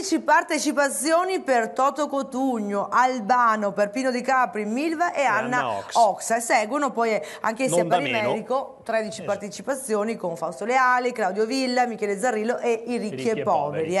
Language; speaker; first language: Italian; native; Italian